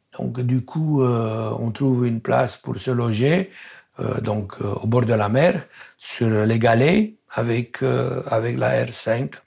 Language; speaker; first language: French; non-native, fluent; Romanian